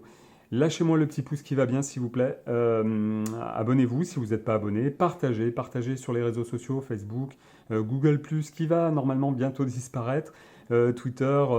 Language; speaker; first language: French; native; French